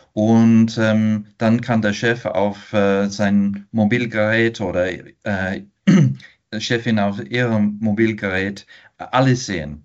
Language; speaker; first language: German; non-native, fluent; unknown